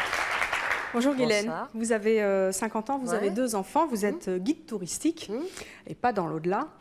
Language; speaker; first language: French; native; French